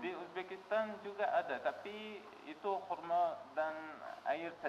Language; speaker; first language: Indonesian; non-native, learner; Uzbek